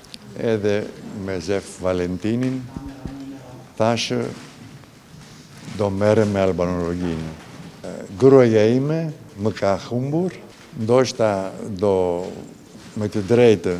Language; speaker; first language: Albanian; non-native, fluent; Greek